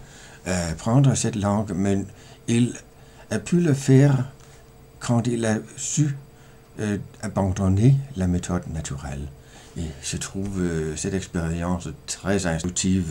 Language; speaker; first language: French; non-native, fluent; Danish